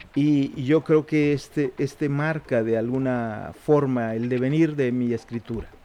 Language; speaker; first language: Spanish; non-native, local second language; Zapotec